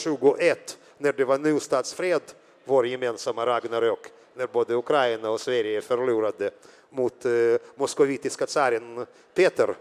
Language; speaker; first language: Swedish; non-native, fluent; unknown